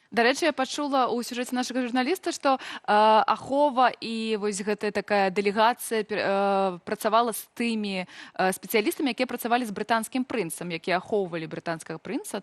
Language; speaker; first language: Belarusian; native; Belarusian